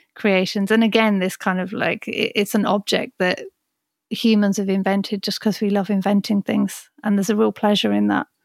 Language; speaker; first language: English; native; English